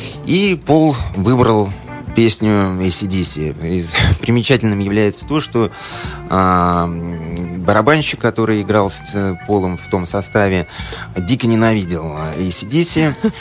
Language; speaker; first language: Russian; native; Russian